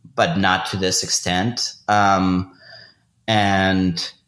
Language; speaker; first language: English; non-native, fluent; Spanish